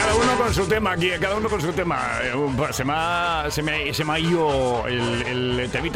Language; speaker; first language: Spanish; native; Spanish